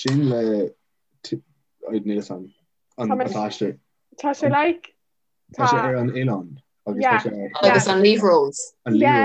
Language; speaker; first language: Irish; non-native, local second language; English